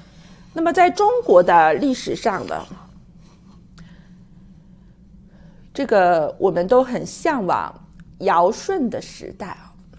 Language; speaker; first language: Chinese; native; Chinese